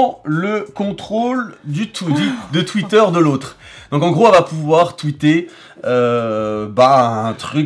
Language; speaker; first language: French; native; French